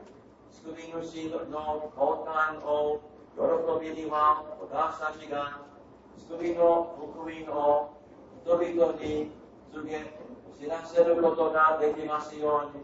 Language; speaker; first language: Japanese; non-native, fluent; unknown